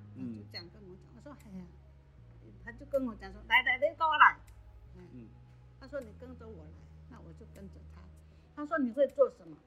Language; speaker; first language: Chinese; non-native, local second language; Amis